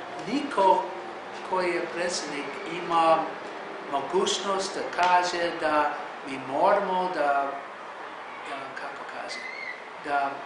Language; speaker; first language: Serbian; non-native, learner; English